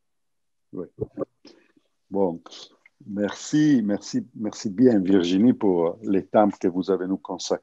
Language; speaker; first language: French; non-native, learner; Italian